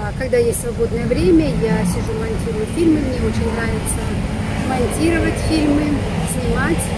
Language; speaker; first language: Russian; native; Russian